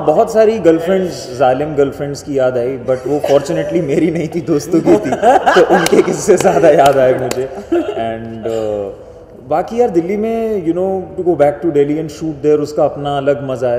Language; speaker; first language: Hindi; native; Hindi